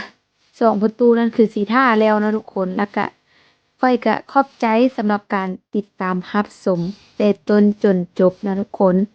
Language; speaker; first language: Thai; non-native, local second language; Lao